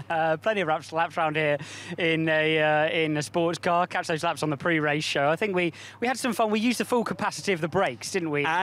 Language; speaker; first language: English; native; English